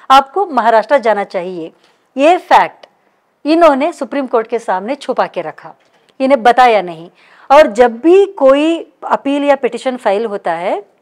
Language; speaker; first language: Hindi; non-native, local second language; Kannada